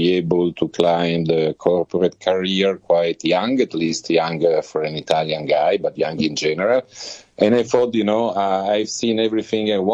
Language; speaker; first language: English; non-native, fluent; Italian